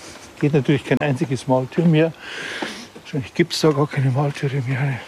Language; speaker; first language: German; native; German